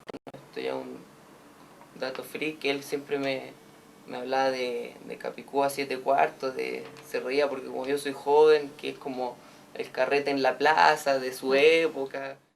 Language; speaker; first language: Spanish; native; Spanish